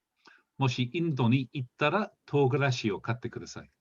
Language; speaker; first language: Japanese; non-native, fluent; English